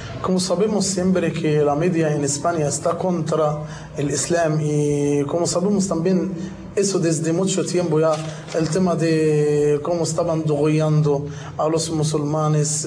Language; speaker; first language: Spanish; non-native, fluent; Arabic